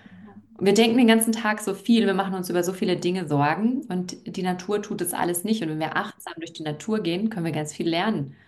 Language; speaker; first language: German; native; German